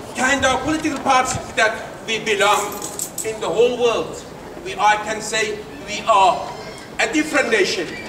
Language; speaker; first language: English; non-native, fluent; Persian